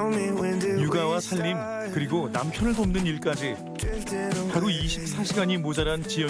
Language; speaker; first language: Korean; native; Korean